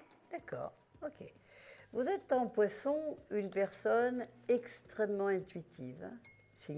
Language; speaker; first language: French; native; French